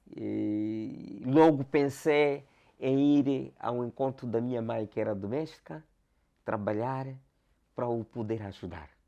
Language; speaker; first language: Portuguese; non-native, local second language; Makhuwa